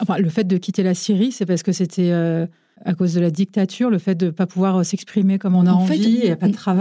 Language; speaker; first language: French; native; French